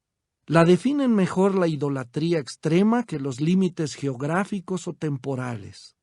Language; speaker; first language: Spanish; native; Spanish